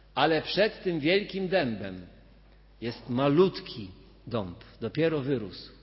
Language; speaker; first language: Polish; native; Polish